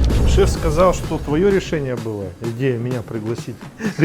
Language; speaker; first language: Russian; native; Russian